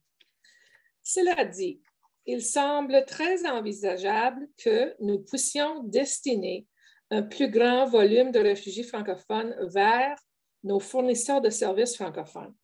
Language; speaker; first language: French; native; French